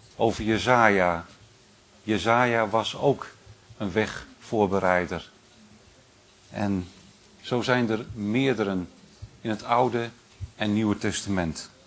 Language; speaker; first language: Dutch; native; Dutch